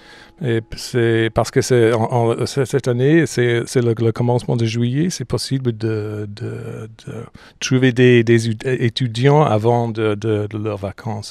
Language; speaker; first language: French; non-native, fluent; English